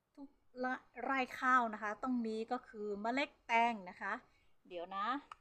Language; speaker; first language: Thai; non-native, local second language; Hmong